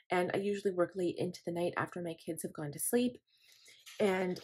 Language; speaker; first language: English; native; English